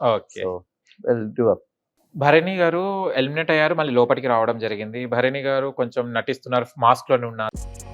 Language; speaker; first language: Telugu; native; Telugu